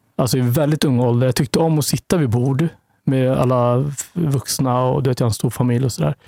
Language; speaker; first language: Swedish; native; Swedish